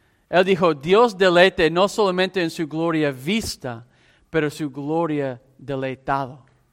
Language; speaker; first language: Spanish; non-native, fluent; English